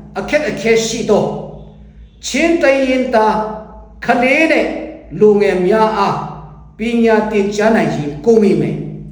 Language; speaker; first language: Burmese; non-native, local second language; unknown